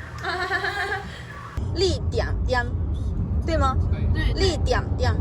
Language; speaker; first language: Chinese; non-native, learner; Korean